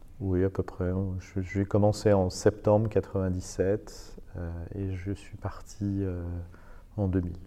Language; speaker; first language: French; non-native, fluent; Persian